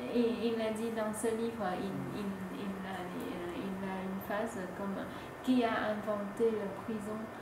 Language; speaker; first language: French; non-native, fluent; Vietnamese